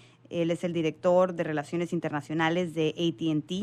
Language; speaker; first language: Spanish; native; Spanish